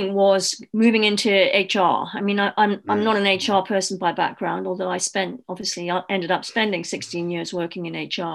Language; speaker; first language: English; native; English